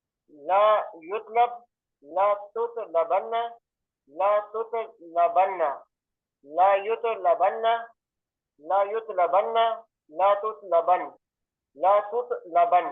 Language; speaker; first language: Arabic; non-native, learner; Urdu